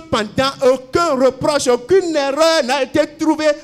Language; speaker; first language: French; non-native, local second language; Ewe